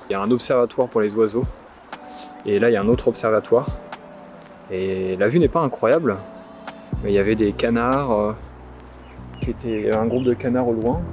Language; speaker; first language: French; native; French